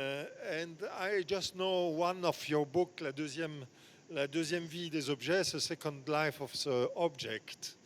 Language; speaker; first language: English; non-native, fluent; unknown